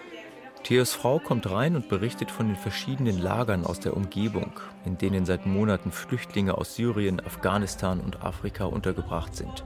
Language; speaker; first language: German; native; German